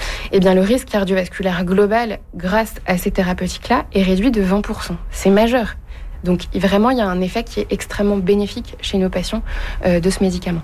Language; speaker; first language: French; native; French